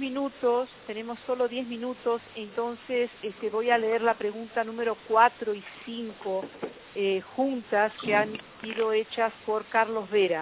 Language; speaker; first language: Spanish; native; Spanish